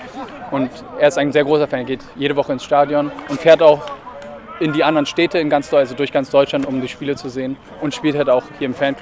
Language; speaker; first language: German; native; German